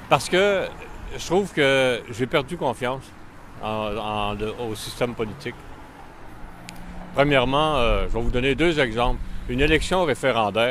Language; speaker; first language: French; native; French